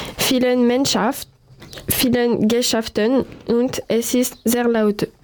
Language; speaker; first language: German; non-native, learner; French